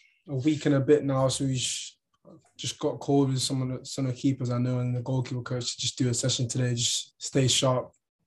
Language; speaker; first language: English; native; English